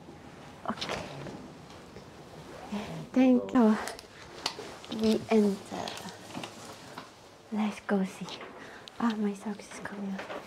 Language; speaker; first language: English; non-native, learner; Japanese